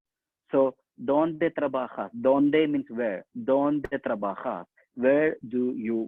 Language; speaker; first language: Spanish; non-native, fluent; Malayalam